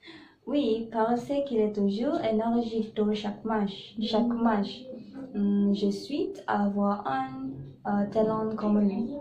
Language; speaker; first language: French; non-native, learner; Malay